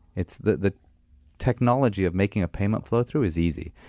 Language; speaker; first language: English; non-native, fluent; Armenian